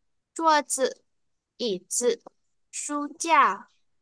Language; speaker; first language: Chinese; non-native, fluent; Vietnamese